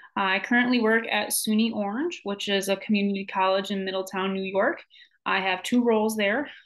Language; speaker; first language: English; native; English